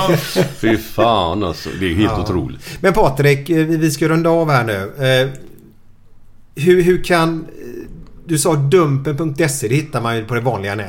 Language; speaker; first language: Swedish; native; Swedish